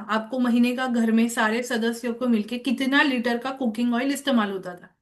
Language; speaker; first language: Hindi; non-native, local second language; Marathi